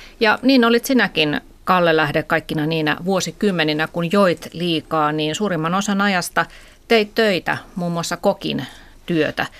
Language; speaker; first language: Finnish; native; Finnish